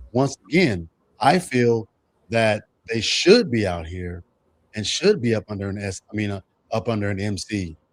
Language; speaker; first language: English; native; English